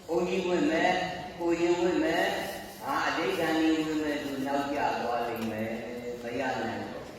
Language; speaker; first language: Burmese; native; Burmese